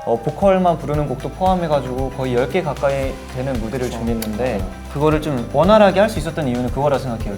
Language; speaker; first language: Korean; native; Korean